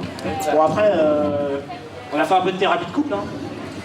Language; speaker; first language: French; native; French